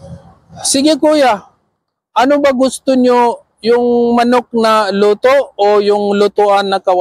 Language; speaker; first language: Filipino; non-native, learner; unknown